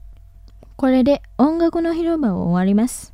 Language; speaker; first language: Japanese; non-native, fluent; Indonesian